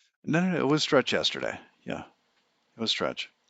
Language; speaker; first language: English; native; English